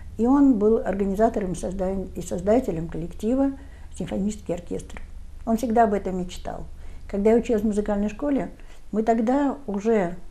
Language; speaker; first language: Russian; native; Russian